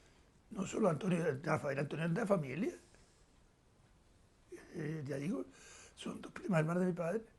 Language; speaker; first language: Spanish; native; Spanish